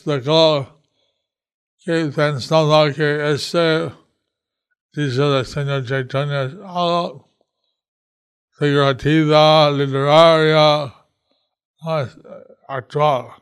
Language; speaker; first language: Spanish; non-native, learner; English